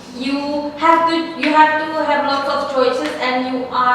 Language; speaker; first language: English; non-native, learner; Indonesian